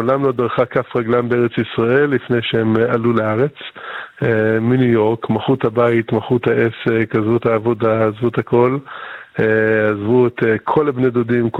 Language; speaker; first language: Hebrew; early bilingual, other home language; English